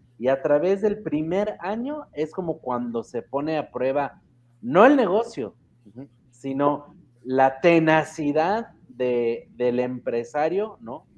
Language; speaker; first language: Spanish; early bilingual, heritage; Spanish